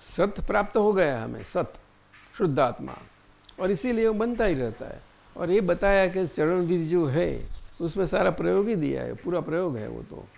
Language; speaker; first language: Hindi; non-native, local second language; Gujarati